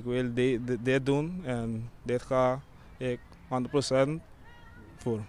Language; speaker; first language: Dutch; non-native, local second language; Papiamento